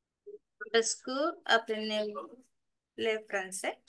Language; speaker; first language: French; non-native, learner; Spanish